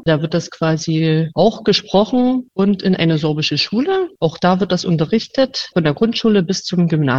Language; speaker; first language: German; non-native, local second language; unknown